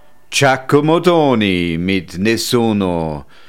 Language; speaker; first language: German; native; German